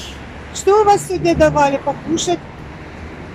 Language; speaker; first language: Russian; native; Russian